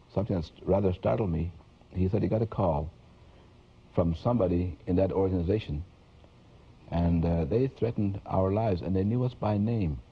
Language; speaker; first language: English; native; English